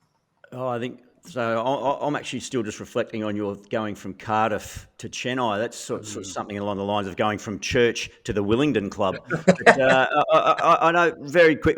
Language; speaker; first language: English; native; English